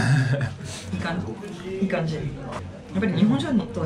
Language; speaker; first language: Japanese; non-native, learner; French